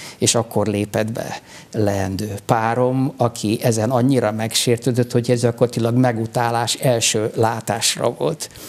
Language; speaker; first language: Hungarian; native; Hungarian